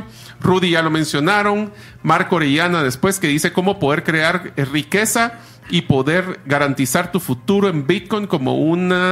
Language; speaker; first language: Spanish; native; Spanish